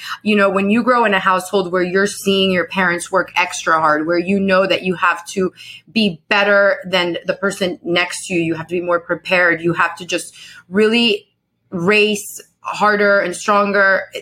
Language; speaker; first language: English; early bilingual, other home language; Spanish